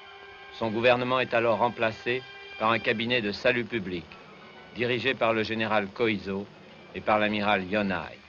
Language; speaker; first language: French; native; French